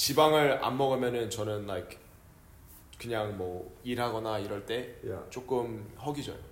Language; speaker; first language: Korean; early bilingual, heritage; Korean